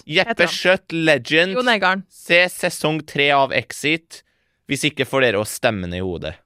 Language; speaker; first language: Norwegian; early bilingual, other home language; Persian